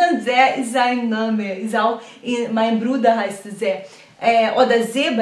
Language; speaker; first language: German; non-native, fluent; Portuguese